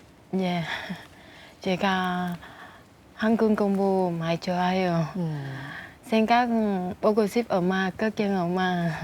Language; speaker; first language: Korean; non-native, learner; Vietnamese